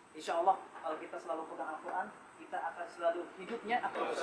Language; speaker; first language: Indonesian; native; Indonesian